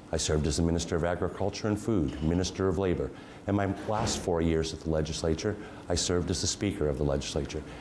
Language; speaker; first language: English; native; English